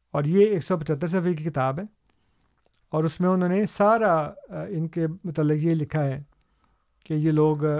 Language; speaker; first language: Urdu; native; Urdu